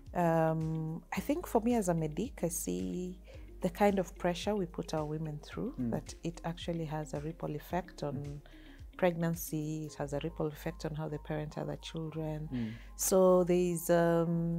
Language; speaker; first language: English; non-native, local second language; Luyia